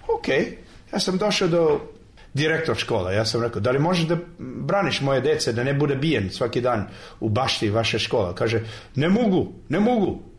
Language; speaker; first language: Serbian; early bilingual, heritage; Serbian